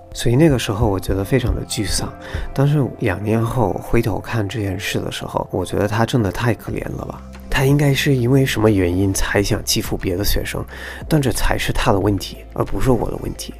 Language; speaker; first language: Chinese; non-native, fluent; English